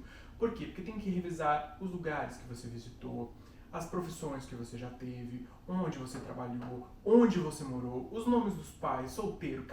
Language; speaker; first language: Portuguese; native; Portuguese